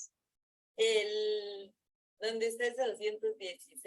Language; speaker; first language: Spanish; native; Spanish